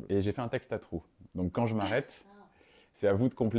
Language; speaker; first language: French; native; French